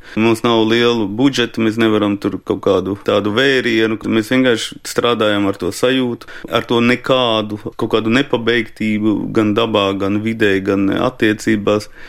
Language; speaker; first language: Latvian; native; Latvian